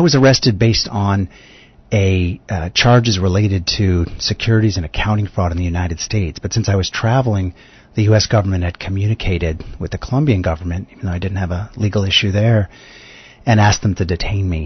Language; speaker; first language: English; native; English